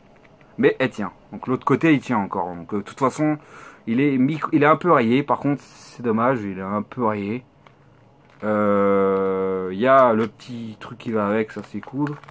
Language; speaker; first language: French; native; French